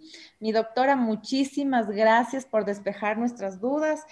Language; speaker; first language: Spanish; native; Spanish